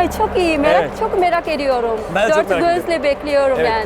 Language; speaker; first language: Turkish; non-native, learner; Chinese